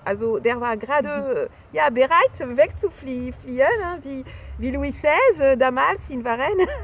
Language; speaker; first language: German; non-native, fluent; French